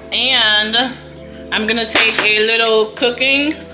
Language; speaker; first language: English; native; English